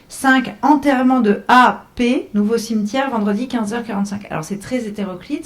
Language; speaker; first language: French; native; French